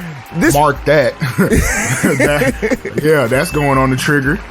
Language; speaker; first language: English; native; English